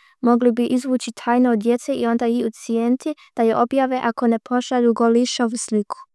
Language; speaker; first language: Croatian; early bilingual, heritage; Croatian